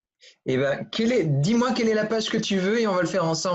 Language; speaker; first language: French; native; French